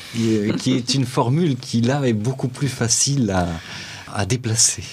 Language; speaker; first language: French; native; French